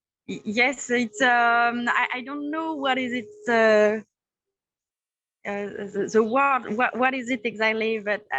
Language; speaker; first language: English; non-native, learner; French